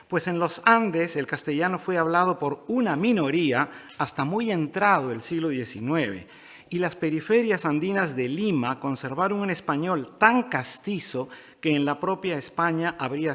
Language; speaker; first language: Spanish; native; Spanish